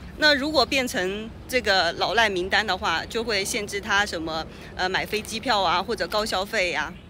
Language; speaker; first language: Chinese; native; Chinese